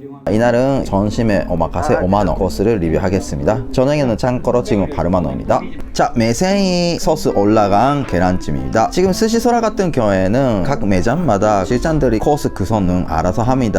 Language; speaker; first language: Korean; non-native, fluent; Japanese